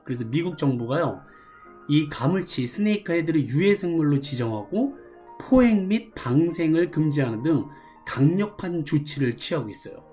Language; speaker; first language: Korean; native; Korean